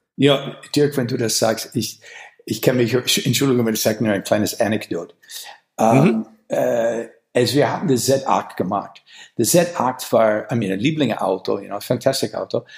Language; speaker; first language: German; non-native, fluent; English